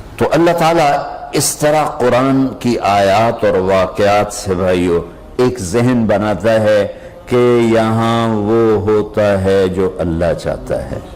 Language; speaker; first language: Urdu; non-native, local second language; Punjabi